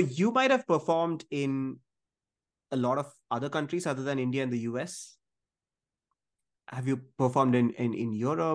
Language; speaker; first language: English; non-native, local second language; Malayalam